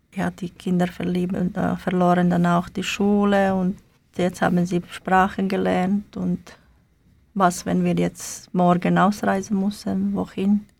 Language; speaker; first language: German; non-native, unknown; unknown